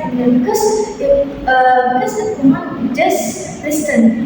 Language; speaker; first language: English; non-native, learner; Indonesian